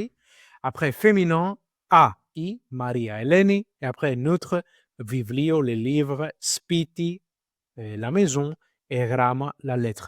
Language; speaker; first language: French; non-native, learner; Greek